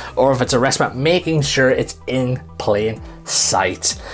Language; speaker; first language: English; native; English